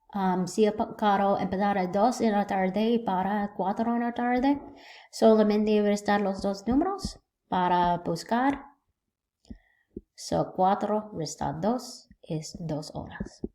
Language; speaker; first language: Spanish; non-native, learner; English